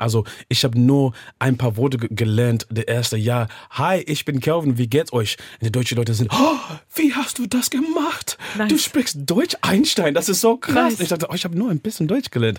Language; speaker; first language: German; non-native, learner; English